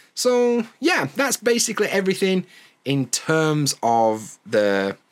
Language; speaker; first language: English; native; English